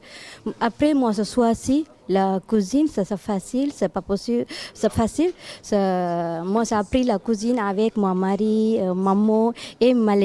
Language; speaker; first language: French; non-native, learner; Tamil